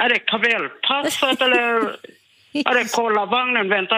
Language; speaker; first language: Swedish; non-native, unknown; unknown